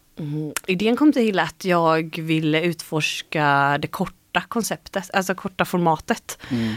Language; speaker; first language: Swedish; native; Swedish